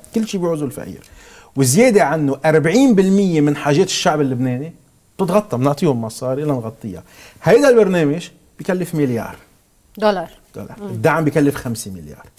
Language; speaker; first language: Arabic; native; Arabic